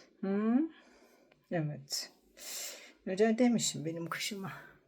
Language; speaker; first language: Turkish; early bilingual, heritage; Turkish